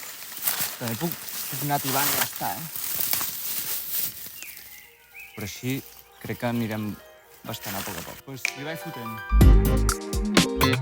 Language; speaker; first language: Catalan; native; Catalan